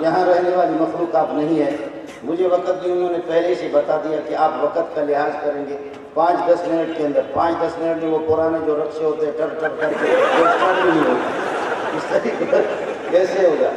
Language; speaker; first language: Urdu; non-native, local second language; Brahui